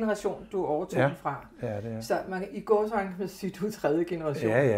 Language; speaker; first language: Danish; native; Danish